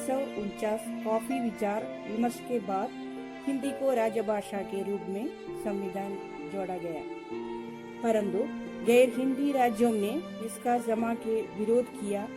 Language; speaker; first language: Hindi; non-native, local second language; Malayalam